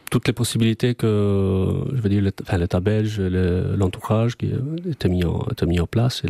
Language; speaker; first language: French; non-native, fluent; Albanian